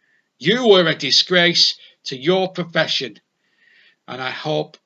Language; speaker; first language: English; native; English